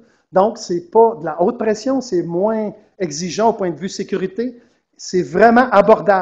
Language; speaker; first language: French; native; French